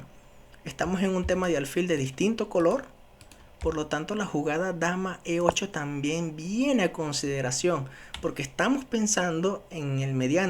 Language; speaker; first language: Spanish; native; Spanish